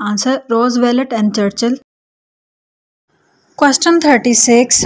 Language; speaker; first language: English; non-native, local second language; Urdu